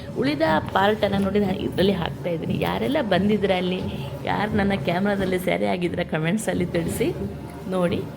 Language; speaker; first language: Kannada; native; Kannada